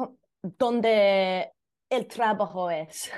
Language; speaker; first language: Spanish; non-native, learner; English